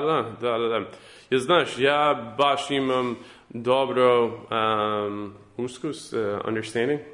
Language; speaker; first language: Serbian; early bilingual, heritage; English